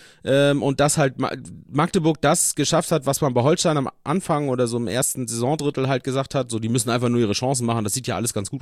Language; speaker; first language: German; native; German